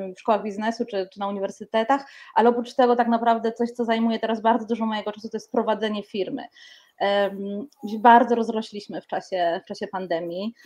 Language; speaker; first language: Polish; native; Polish